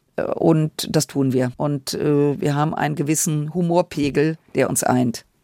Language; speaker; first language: German; native; German